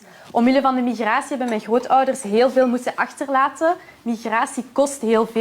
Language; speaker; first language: Dutch; non-native, local second language; French